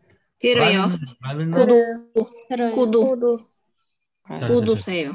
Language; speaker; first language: Korean; non-native, learner; Russian